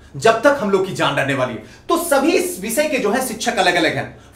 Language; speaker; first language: Hindi; native; Hindi